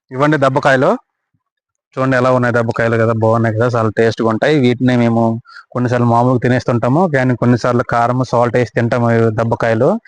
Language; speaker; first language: Telugu; non-native, local second language; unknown